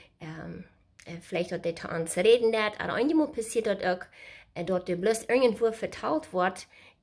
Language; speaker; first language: German; non-native, learner; Plautdietsch